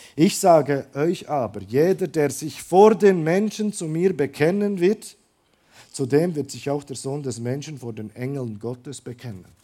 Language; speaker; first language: German; early bilingual, other home language; Croatian